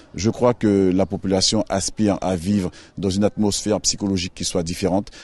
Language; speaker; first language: French; native; French